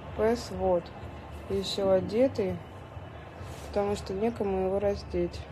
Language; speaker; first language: Russian; native; Russian